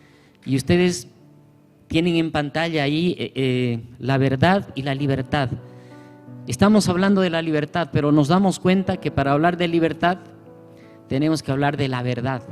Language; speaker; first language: Spanish; native; Spanish